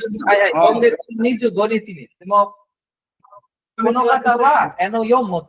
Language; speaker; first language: Japanese; non-native, fluent; Bangla